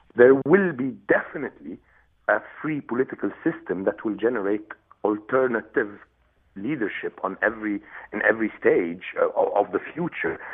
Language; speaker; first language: English; non-native, fluent; Arabic